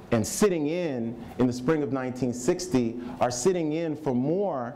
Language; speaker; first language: English; native; English